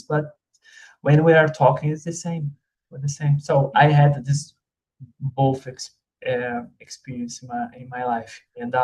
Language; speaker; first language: English; non-native, fluent; Portuguese